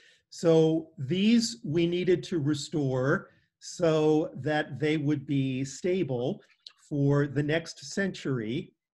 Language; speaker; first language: English; native; English